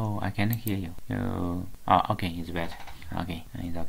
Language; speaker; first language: English; non-native, learner; Chinese